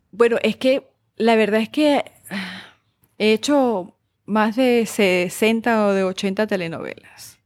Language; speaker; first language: Spanish; native; Spanish